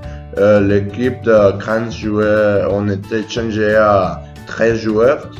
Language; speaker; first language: French; non-native, learner; Spanish